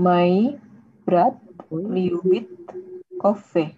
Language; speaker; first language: Russian; non-native, learner; Indonesian